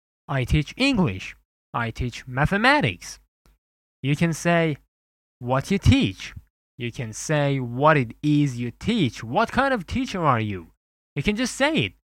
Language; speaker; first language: English; non-native, fluent; Persian